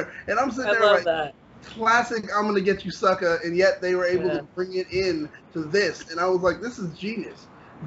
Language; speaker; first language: English; native; English